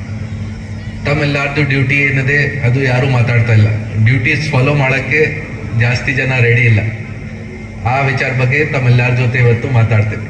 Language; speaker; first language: Kannada; non-native, learner; Hindi